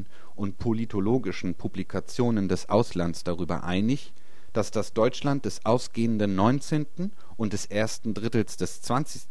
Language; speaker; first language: German; native; German